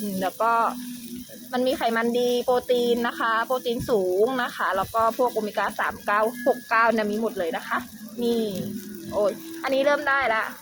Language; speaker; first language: Thai; native; Thai